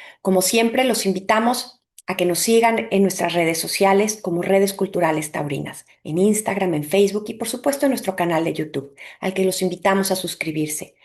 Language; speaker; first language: Spanish; native; Spanish